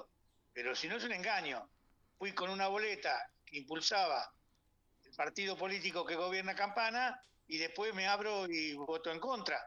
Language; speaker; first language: Spanish; native; Spanish